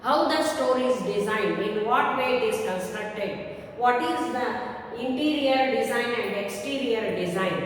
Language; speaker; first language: English; non-native, local second language; Kannada